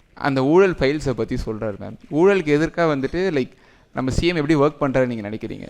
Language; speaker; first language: Tamil; native; Tamil